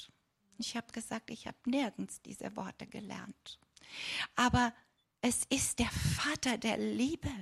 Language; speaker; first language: German; non-native, fluent; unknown